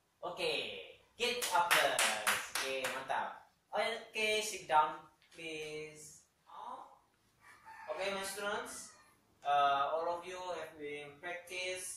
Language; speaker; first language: English; non-native, learner; Indonesian